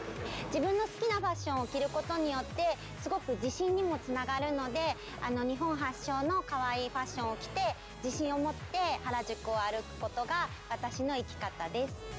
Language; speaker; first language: Japanese; native; Japanese